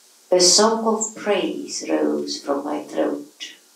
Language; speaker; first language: English; non-native, fluent; Estonian